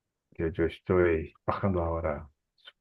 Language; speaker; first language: Spanish; non-native, fluent; Portuguese